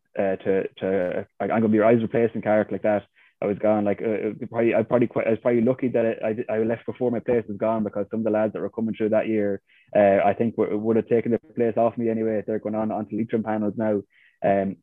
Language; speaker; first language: English; native; English